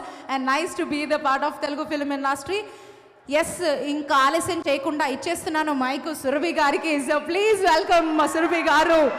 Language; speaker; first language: Telugu; native; Telugu